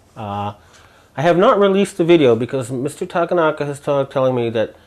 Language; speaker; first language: English; native; English